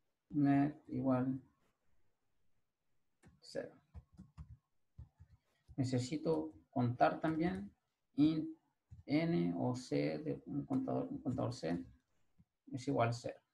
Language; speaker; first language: Spanish; native; Spanish